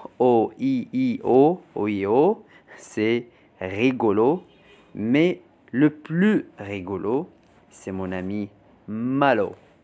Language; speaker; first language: French; non-native, fluent; Arabic